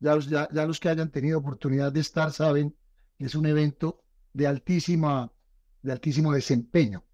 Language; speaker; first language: Spanish; native; Spanish